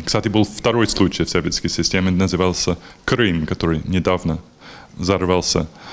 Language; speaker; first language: Russian; non-native, fluent; English